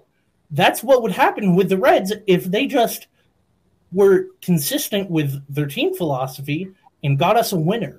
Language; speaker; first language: English; native; English